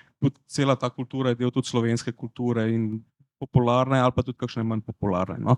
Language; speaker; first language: Slovenian; non-native, local second language; Bosnian